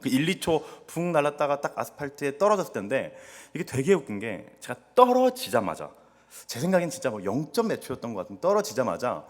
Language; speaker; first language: Korean; native; Korean